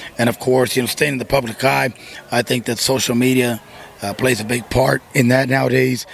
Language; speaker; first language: English; early bilingual, other home language; Spanish